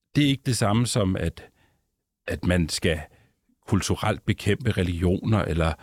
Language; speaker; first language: Danish; native; Danish